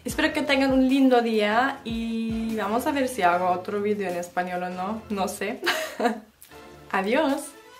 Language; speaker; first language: Spanish; non-native, fluent; German